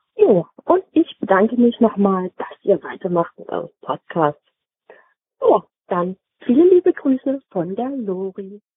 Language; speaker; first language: German; native; German